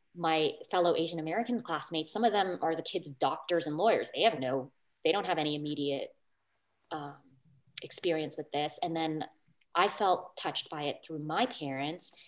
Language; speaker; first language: English; native; English